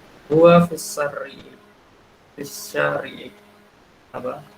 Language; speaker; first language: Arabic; non-native, fluent; Indonesian